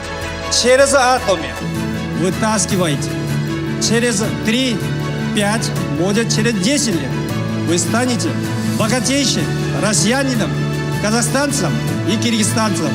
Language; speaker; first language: Russian; non-native, learner; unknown